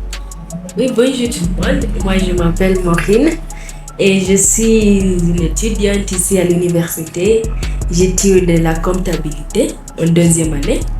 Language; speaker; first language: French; non-native, learner; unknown